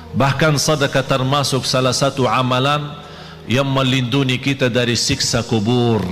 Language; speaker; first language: Malay; non-native, fluent; Arabic